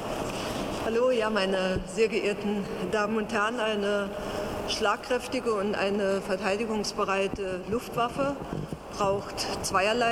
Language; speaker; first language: German; native; German